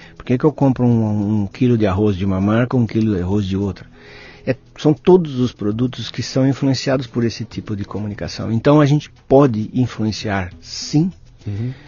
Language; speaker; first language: Portuguese; native; Portuguese